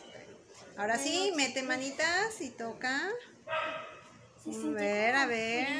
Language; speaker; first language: Spanish; native; Spanish